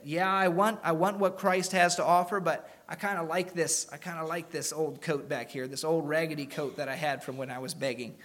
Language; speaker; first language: English; native; English